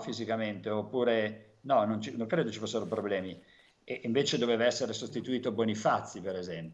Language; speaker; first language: Italian; native; Italian